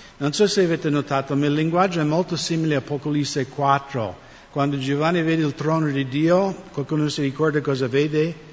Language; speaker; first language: Italian; non-native, fluent; English